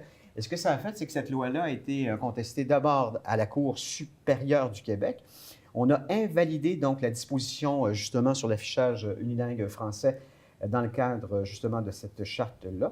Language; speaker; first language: French; native; French